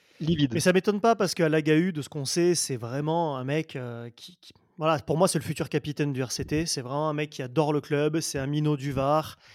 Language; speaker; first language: French; native; French